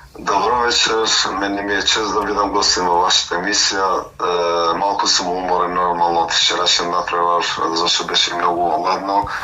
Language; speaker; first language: Macedonian; non-native, local second language; Albanian